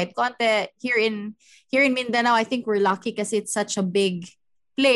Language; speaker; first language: English; non-native, local second language; Cebuano